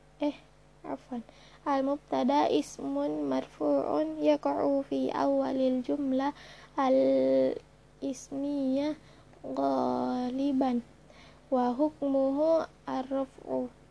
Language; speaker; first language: Arabic; non-native, learner; Indonesian